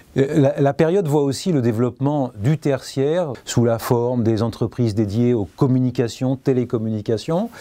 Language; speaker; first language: French; native; French